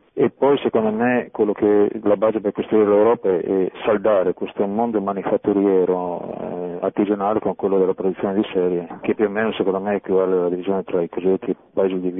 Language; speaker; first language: Italian; native; Italian